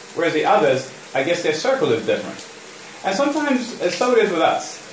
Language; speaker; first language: English; native; English